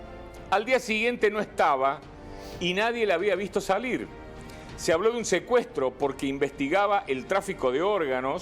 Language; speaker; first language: Spanish; native; Spanish